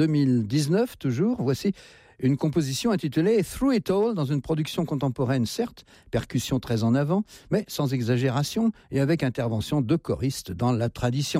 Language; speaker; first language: French; native; French